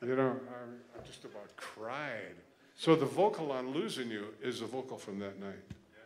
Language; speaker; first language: English; native; English